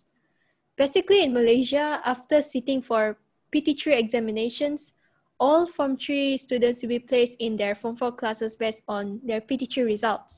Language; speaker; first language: English; non-native, local second language; Malay